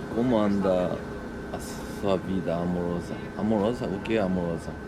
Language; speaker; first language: Portuguese; non-native, learner; Korean